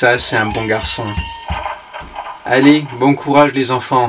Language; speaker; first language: French; native; French